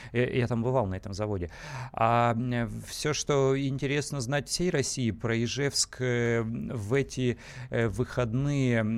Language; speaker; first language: Russian; native; Russian